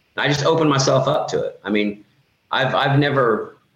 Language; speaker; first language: English; native; English